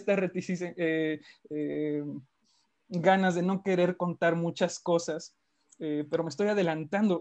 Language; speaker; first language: Spanish; native; Spanish